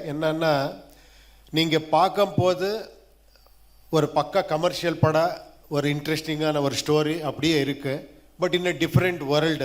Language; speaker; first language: Tamil; non-native, learner; Kannada